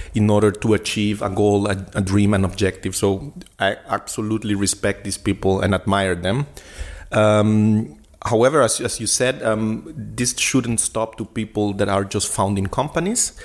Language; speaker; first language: English; non-native, fluent; Spanish